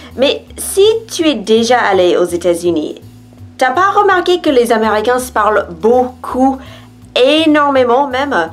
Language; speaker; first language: French; non-native, fluent; English